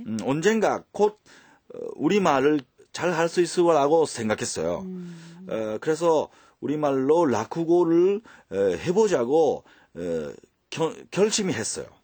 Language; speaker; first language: Korean; non-native, fluent; Japanese